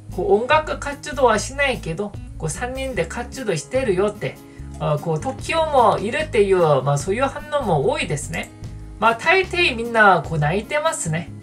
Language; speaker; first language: Japanese; non-native, fluent; Korean